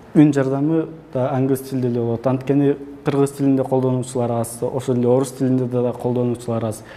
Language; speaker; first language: Kyrgyz; early bilingual, heritage; Kyrgyz